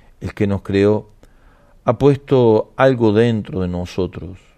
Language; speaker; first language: Spanish; native; Spanish